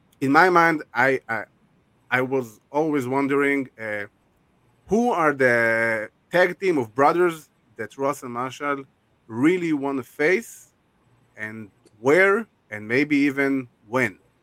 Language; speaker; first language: English; non-native, fluent; Hebrew